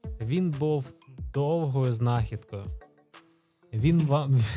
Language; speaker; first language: Ukrainian; non-native, local second language; Russian